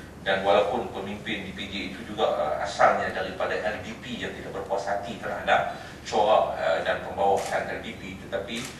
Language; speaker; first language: Malay; native; Malay